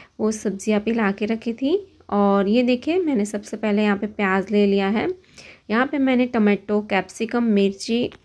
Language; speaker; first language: Hindi; non-native, local second language; Gujarati